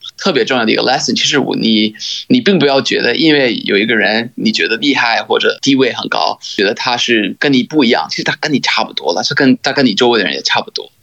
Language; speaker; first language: Chinese; non-native, fluent; English